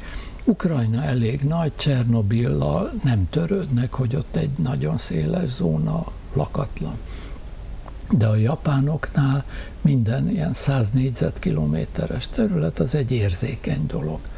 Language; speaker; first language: Hungarian; native; Hungarian